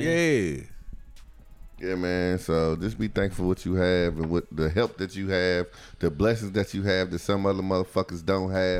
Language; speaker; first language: English; native; English